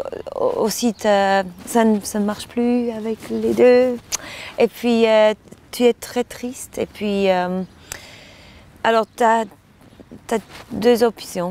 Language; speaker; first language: French; non-native, learner; German